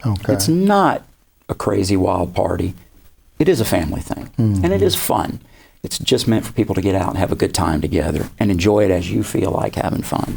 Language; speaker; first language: English; native; English